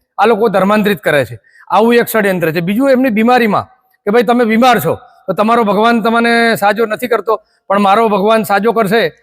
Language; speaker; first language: Gujarati; native; Gujarati